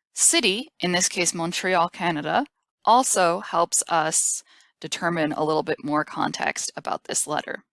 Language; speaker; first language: English; native; English